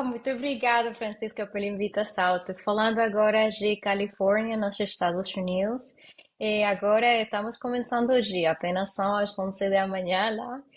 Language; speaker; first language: Portuguese; non-native, learner; Spanish